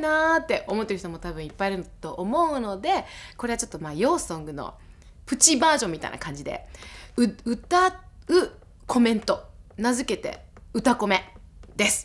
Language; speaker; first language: Japanese; native; Japanese